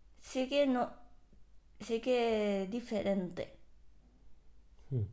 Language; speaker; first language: Spanish; non-native, fluent; Japanese